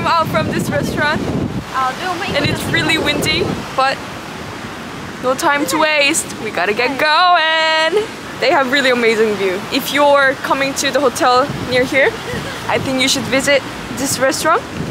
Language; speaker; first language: English; non-native, fluent; Korean